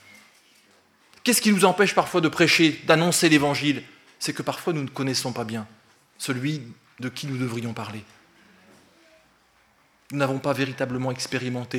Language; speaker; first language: French; native; French